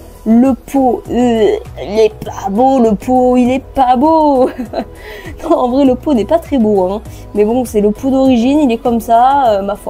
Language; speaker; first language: French; native; French